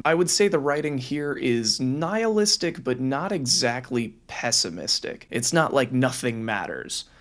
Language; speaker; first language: English; native; English